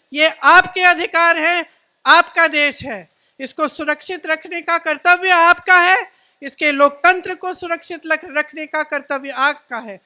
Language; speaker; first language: Hindi; native; Hindi